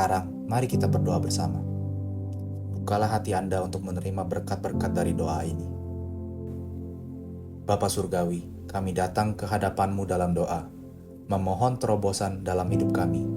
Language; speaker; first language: Indonesian; native; Indonesian